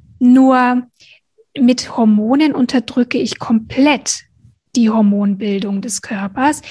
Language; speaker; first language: German; native; German